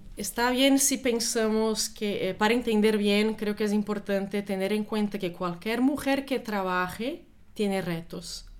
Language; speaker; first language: Spanish; non-native, fluent; Portuguese